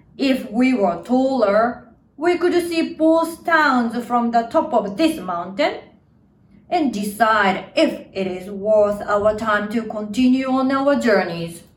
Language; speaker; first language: English; non-native, fluent; Japanese